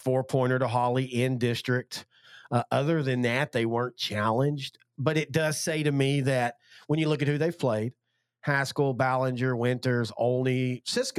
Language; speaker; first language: English; native; English